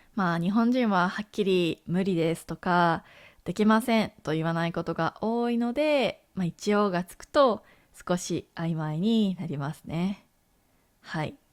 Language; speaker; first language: Japanese; native; Japanese